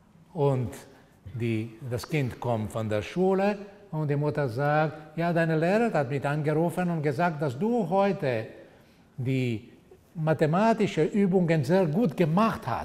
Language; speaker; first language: German; non-native, fluent; Portuguese